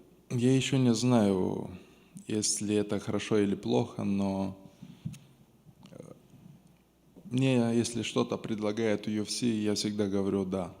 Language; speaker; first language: Russian; non-native, local second language; Romanian